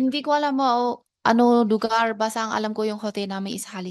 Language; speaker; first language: Filipino; non-native, learner; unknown